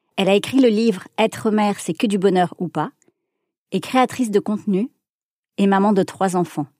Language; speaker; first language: French; native; French